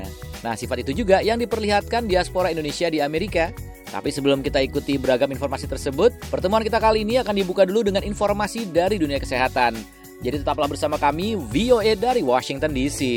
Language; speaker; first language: Indonesian; native; Indonesian